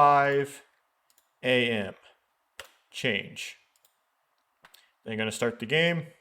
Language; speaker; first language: English; native; English